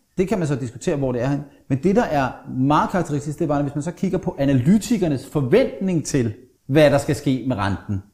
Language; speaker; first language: Danish; native; Danish